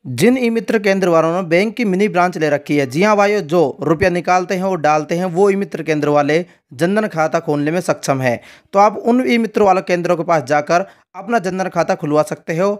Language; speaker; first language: Hindi; native; Hindi